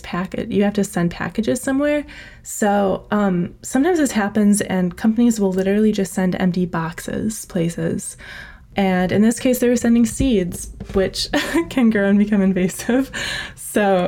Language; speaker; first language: English; native; English